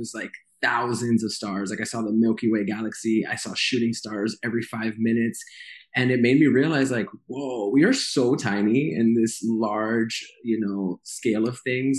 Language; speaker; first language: English; native; English